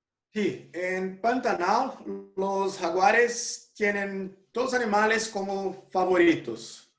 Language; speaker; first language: Spanish; non-native, learner; Portuguese